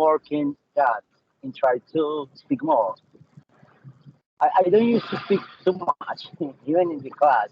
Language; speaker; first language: English; non-native, learner; Spanish